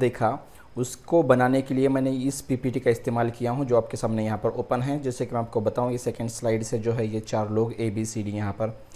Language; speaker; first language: Hindi; non-native, local second language; Marathi